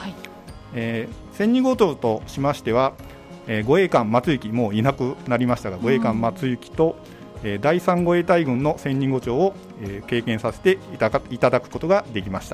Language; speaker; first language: Japanese; native; Japanese